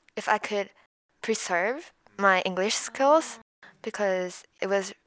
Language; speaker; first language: English; non-native, fluent; Japanese